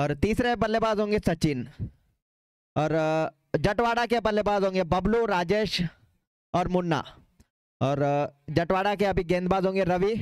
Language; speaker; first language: Hindi; non-native, local second language; Marathi